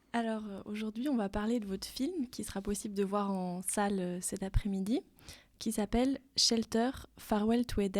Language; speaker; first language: French; native; French